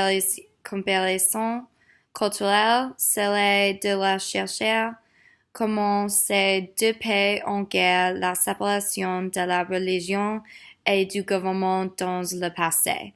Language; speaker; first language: French; non-native, learner; English